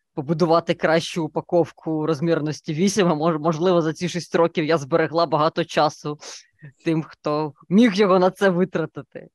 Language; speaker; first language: Ukrainian; native; Ukrainian